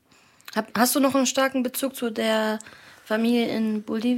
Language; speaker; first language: German; early bilingual, other home language; Arabic